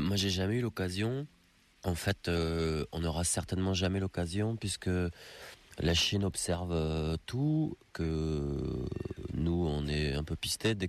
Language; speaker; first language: French; native; French